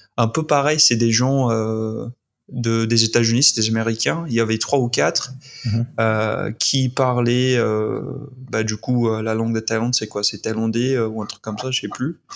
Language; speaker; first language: French; non-native, fluent; English